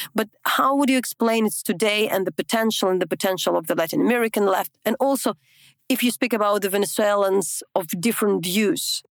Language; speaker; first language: English; non-native, fluent; Ukrainian